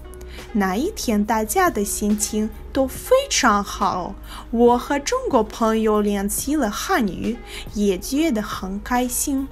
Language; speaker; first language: Chinese; non-native, learner; Russian